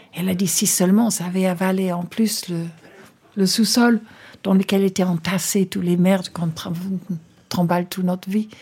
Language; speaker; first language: French; non-native, fluent; English